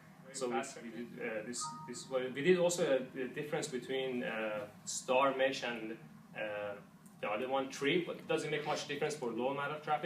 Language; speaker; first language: English; non-native, fluent; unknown